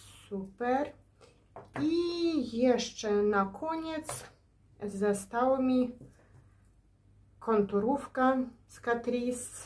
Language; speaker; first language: Polish; non-native, learner; Ukrainian